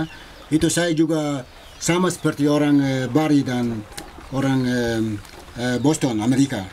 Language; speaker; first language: Indonesian; non-native, local second language; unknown